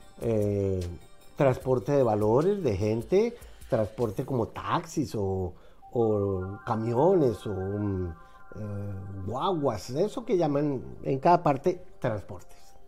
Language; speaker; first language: Spanish; native; Spanish